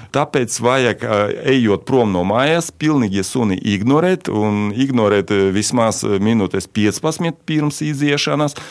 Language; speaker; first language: Latvian; non-native, local second language; Russian